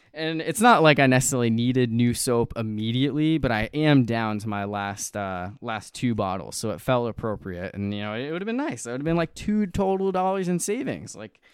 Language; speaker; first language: English; native; English